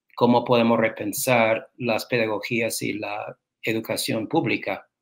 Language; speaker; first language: Spanish; non-native, fluent; English